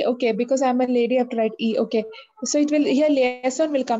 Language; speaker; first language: English; non-native, learner; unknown